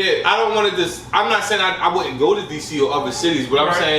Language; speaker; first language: English; native; English